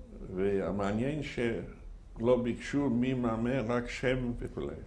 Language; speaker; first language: Hebrew; non-native, fluent; Yiddish